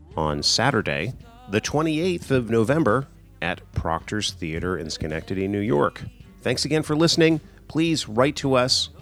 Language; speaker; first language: English; native; English